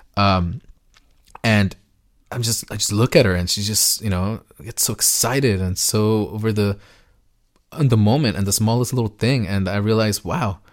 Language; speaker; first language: English; early bilingual, other home language; Spanish